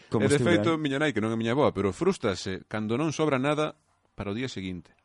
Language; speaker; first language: Galician; native; Galician